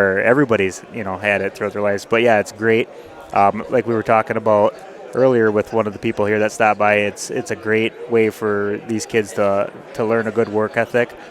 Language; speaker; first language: English; native; English